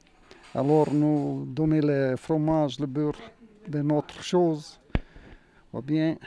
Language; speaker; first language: French; non-native, learner; Italian